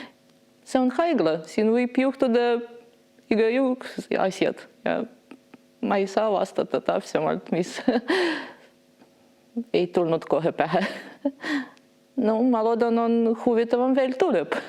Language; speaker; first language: Estonian; non-native, learner; Russian